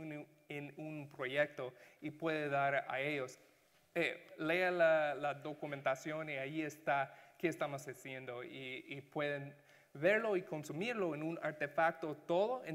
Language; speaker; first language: Spanish; non-native, learner; English